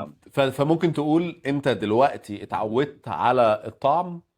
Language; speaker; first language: Arabic; native; Arabic